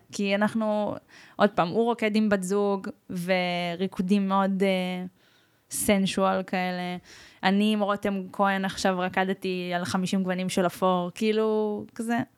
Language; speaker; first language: Hebrew; early bilingual, other home language; Russian